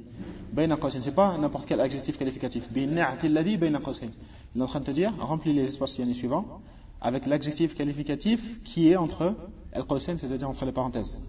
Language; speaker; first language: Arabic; non-native, fluent; French